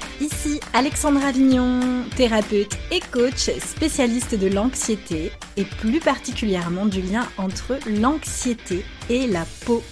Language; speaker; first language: French; native; French